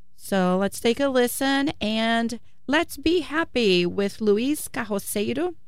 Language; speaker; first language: English; non-native, fluent; Portuguese